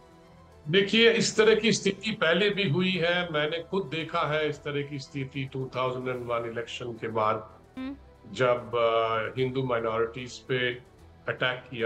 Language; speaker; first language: Hindi; native; Hindi